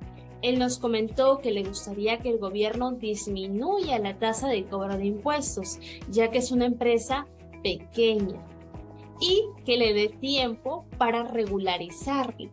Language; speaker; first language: Spanish; native; Spanish